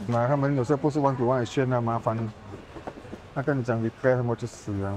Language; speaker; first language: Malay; non-native, local second language; Chinese